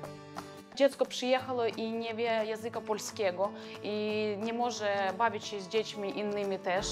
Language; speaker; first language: Polish; non-native, fluent; Ukrainian